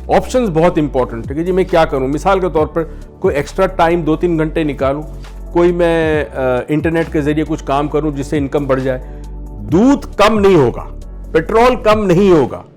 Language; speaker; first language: Urdu; native; Urdu